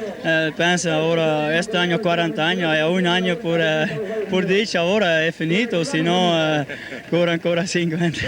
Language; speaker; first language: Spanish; non-native, learner; Dutch